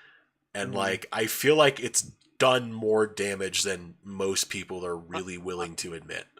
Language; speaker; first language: English; native; English